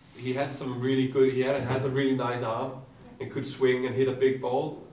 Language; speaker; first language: English; non-native, fluent; Danish